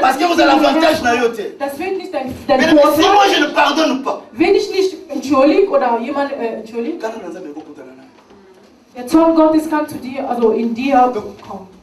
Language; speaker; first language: German; non-native, learner; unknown